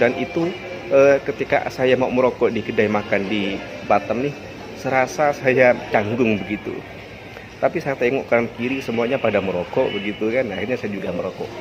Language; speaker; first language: Indonesian; non-native, local second language; Madurese